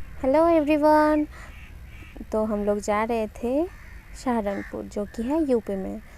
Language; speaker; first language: Hindi; non-native, local second language; Bangla